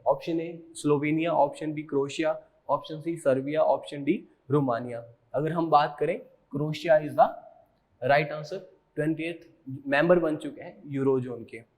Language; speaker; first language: Hindi; native; Hindi